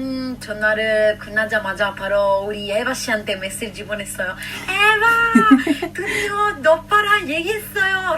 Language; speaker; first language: Korean; non-native, learner; Italian